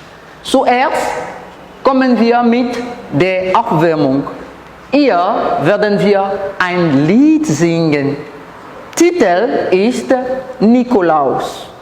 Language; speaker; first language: German; non-native, learner; French